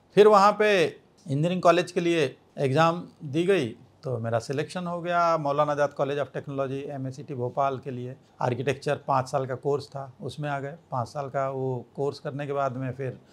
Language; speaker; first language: Hindi; native; Hindi